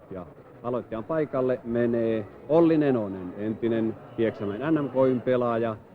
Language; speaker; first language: Finnish; native; Finnish